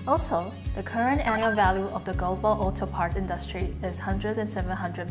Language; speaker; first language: English; non-native, fluent; Chinese